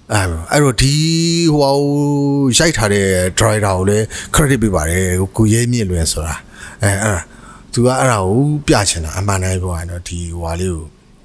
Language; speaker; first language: Burmese; native; Burmese